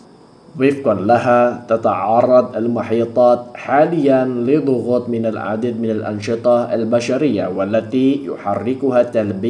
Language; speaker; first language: Arabic; non-native, fluent; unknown